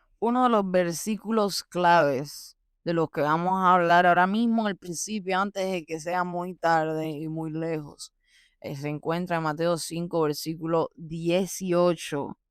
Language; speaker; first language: Spanish; early bilingual, heritage; Spanish